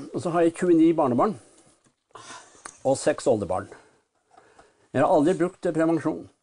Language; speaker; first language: Norwegian; native; Norwegian